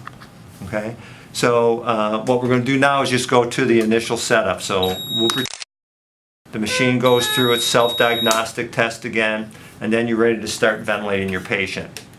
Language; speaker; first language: English; native; English